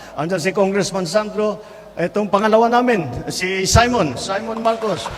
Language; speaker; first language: Filipino; native; Filipino